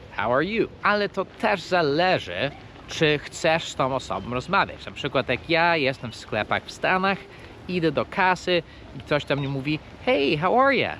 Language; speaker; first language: Polish; non-native, fluent; English